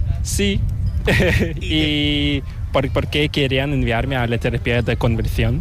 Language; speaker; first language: Spanish; non-native, fluent; Korean